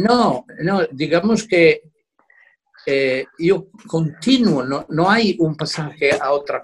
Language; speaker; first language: Spanish; non-native, fluent; Italian